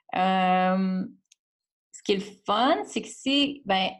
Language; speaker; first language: French; native; French